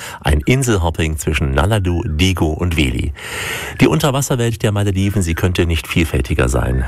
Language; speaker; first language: German; native; German